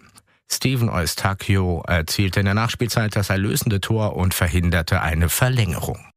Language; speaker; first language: German; native; German